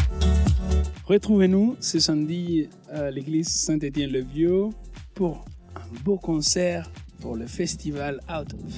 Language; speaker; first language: French; non-native, fluent; Spanish